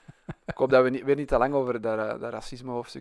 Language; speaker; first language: Dutch; native; Dutch